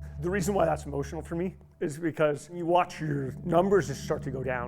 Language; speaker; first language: English; native; English